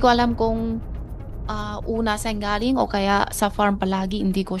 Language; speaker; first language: Filipino; non-native, learner; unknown